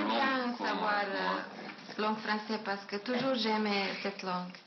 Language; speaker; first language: French; non-native, learner; Bosnian